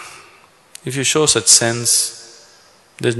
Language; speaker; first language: English; non-native, local second language; Kannada